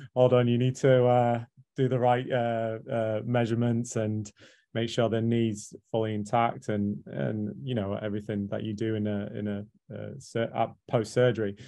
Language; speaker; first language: English; native; English